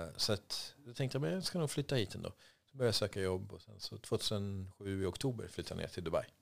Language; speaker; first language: Swedish; native; Swedish